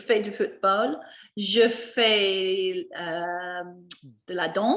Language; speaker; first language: French; non-native, fluent; English